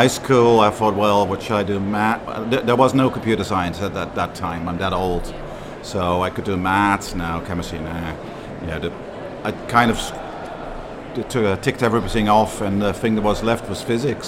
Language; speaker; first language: English; non-native, fluent; Dutch